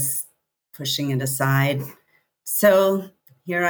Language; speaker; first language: English; native; English